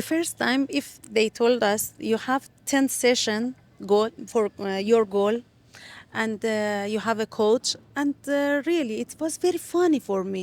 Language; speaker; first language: English; non-native, learner; Persian